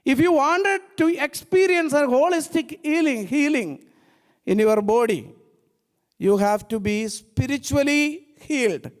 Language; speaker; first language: English; non-native, local second language; Malayalam